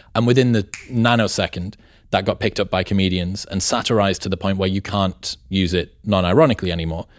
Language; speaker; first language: English; native; English